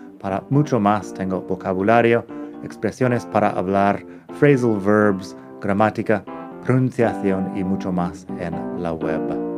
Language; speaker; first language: Spanish; non-native, fluent; English